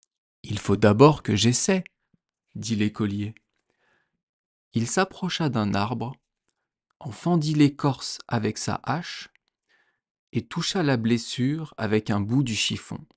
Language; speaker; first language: French; native; French